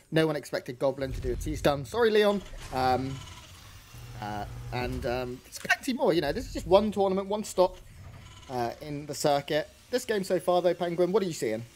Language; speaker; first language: English; native; English